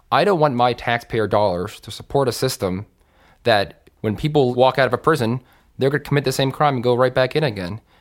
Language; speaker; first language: English; native; English